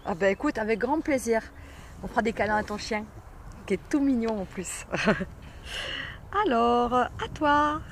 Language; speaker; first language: French; native; French